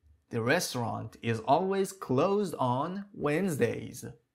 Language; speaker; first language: English; non-native, fluent; Persian